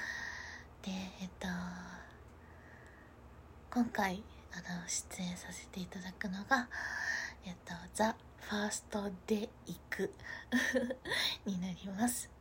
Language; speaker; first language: Japanese; native; Japanese